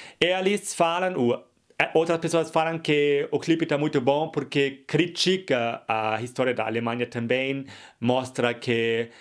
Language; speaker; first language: Portuguese; non-native, fluent; German